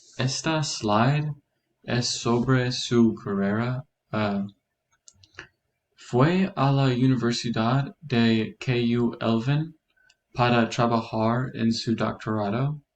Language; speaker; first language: Spanish; non-native, learner; English